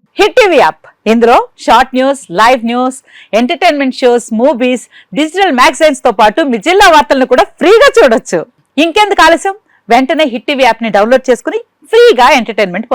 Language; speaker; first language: Telugu; native; Telugu